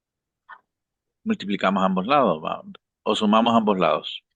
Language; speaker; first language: Spanish; native; Spanish